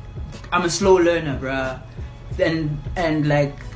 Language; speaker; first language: English; non-native, local second language; Zulu